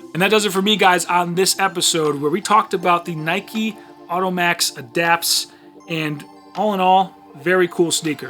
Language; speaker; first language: English; native; English